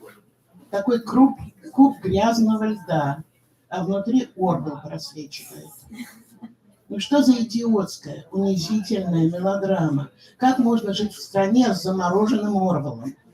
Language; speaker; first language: Russian; native; Russian